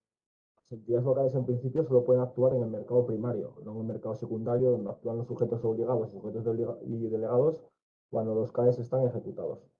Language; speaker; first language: Spanish; native; Spanish